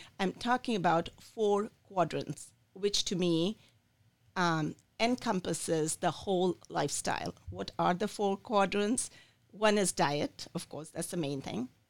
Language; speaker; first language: English; non-native, local second language; Bangla